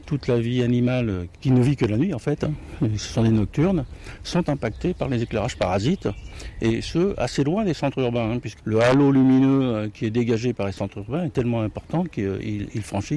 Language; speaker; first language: French; native; French